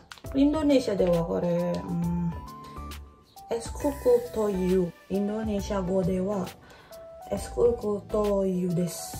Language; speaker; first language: Japanese; non-native, learner; Indonesian